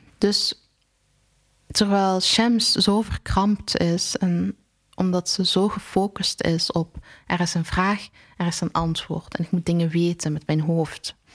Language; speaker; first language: Dutch; early bilingual, other home language; Arabic